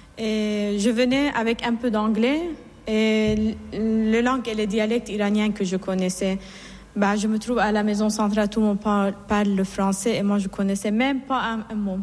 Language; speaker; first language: French; non-native, fluent; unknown